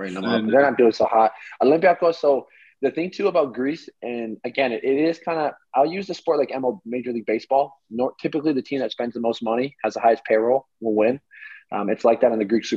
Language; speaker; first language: English; early bilingual, other home language; Greek